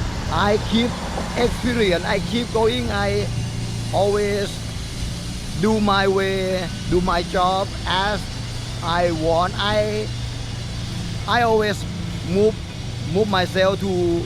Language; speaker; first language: English; non-native, learner; Thai